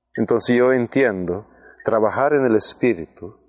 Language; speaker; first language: Spanish; non-native, fluent; Swedish